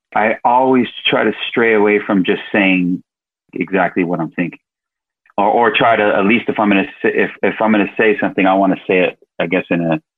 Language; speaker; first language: English; native; English